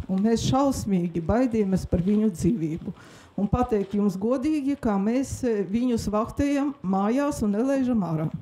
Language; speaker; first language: Latvian; non-native, local second language; Russian